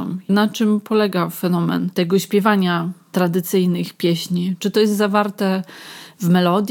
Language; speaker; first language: Polish; native; Polish